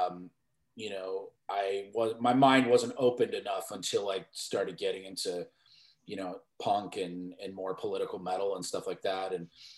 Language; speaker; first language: English; native; English